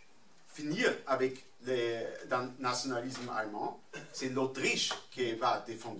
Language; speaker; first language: French; non-native, fluent; German